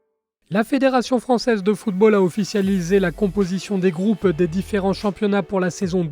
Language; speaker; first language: French; native; French